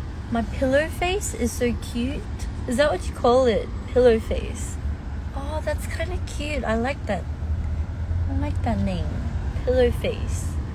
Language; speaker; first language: English; early bilingual, other home language; Korean